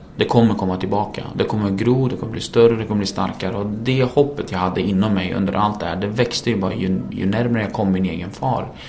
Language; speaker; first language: Swedish; early bilingual, other home language; Kurdish